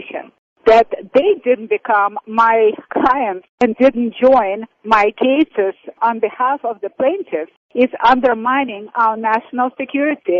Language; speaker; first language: English; non-native, fluent; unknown